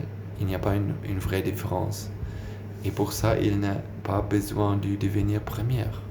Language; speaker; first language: French; non-native, learner; German